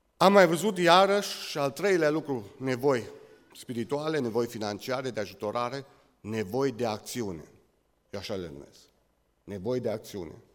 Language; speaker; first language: Romanian; native; Romanian